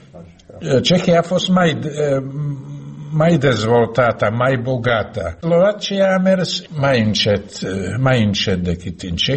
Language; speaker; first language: Romanian; non-native, fluent; Slovak